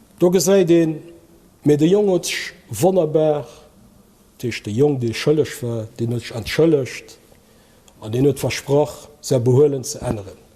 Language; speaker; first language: Luxembourgish; early bilingual, other home language; Kabuverdianu